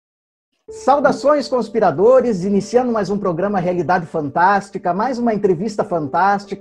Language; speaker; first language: Portuguese; native; Portuguese